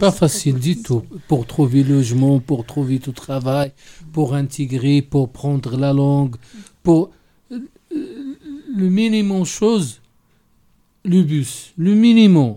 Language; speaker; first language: French; non-native, learner; Arabic